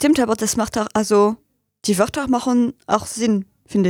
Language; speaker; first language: German; non-native, fluent; French